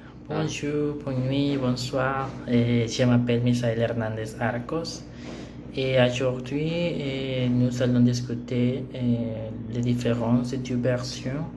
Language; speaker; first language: French; non-native, learner; Spanish